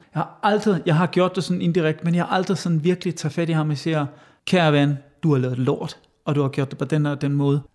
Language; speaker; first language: Danish; non-native, fluent; German